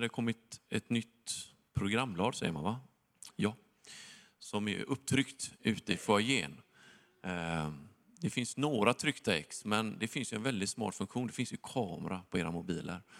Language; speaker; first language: Swedish; native; Swedish